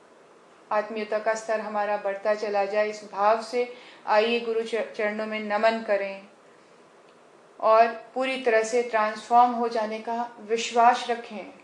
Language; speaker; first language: Hindi; native; Hindi